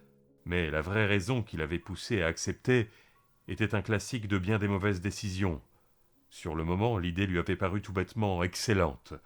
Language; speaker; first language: French; native; French